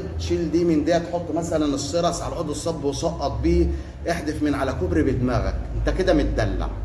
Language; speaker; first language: Arabic; native; Arabic